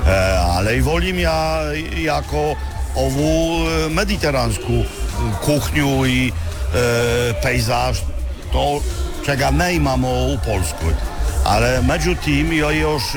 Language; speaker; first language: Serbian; non-native, fluent; Polish